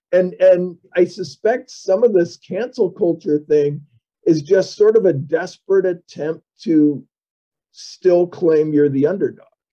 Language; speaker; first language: English; native; English